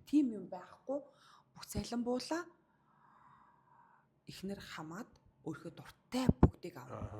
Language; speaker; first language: Mongolian; native; Mongolian